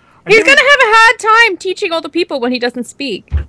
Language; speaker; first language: English; native; English